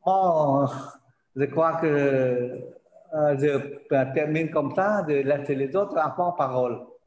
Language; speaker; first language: French; non-native, learner; Khmer